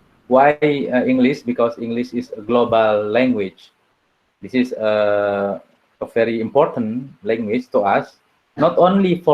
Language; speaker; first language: English; non-native, learner; Indonesian